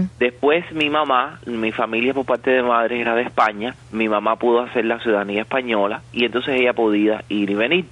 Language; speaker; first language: Spanish; native; Spanish